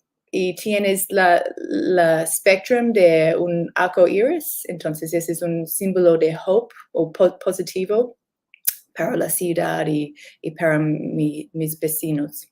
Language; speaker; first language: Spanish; non-native, learner; English